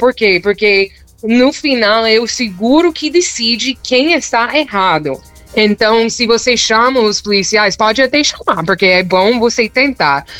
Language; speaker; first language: Portuguese; non-native, fluent; English